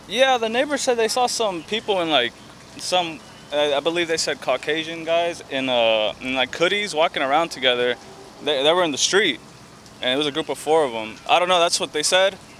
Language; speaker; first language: English; early bilingual, other home language; Spanish